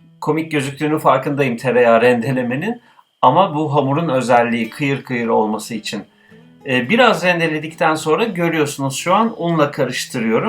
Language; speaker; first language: Turkish; native; Turkish